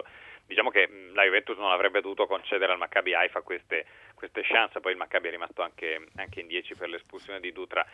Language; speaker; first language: Italian; native; Italian